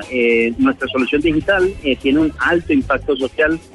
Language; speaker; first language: Spanish; early bilingual, heritage; Spanish